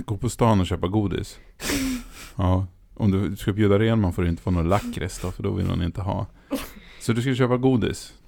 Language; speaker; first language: Swedish; native; Swedish